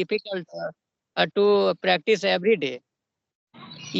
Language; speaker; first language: English; non-native, learner; Hindi